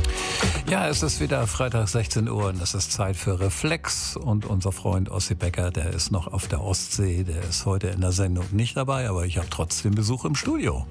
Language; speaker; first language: German; native; German